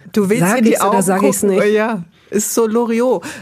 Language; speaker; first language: German; native; German